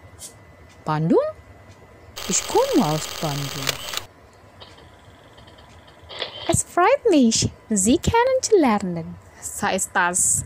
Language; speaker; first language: German; non-native, fluent; Indonesian